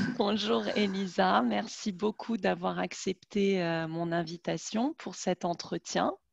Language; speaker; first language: French; native; French